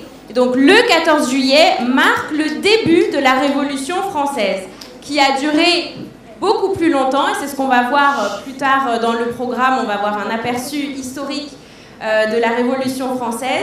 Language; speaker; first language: French; non-native, fluent; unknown